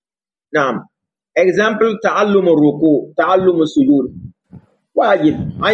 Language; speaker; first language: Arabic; non-native, fluent; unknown